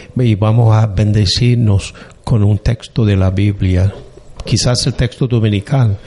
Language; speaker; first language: Spanish; non-native, fluent; English